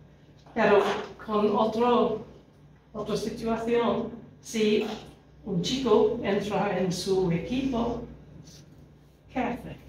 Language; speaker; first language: Spanish; non-native, fluent; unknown